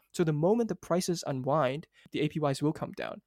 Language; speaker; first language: English; non-native, local second language; Cantonese